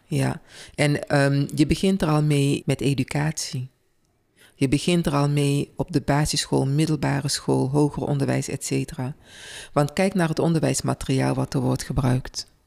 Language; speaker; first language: Dutch; early bilingual, other home language; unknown